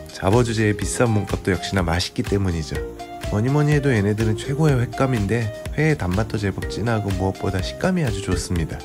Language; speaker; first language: Korean; native; Korean